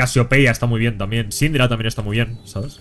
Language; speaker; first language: Spanish; native; Spanish